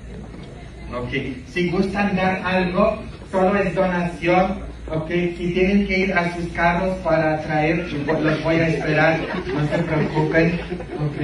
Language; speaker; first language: Spanish; non-native, fluent; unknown